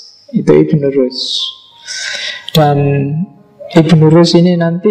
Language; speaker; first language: Indonesian; native; Indonesian